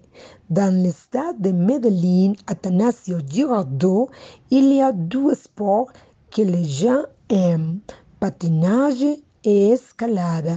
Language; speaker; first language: French; non-native, learner; Spanish